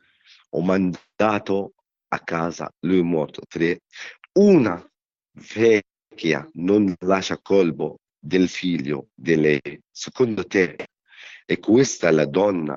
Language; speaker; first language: Italian; non-native, learner; Arabic